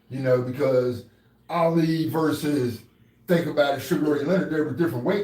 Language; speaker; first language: English; native; English